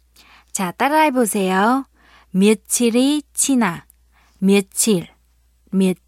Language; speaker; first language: Korean; non-native, fluent; Vietnamese